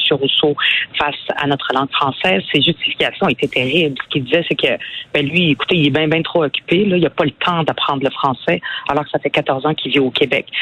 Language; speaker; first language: French; early bilingual, other home language; Arabic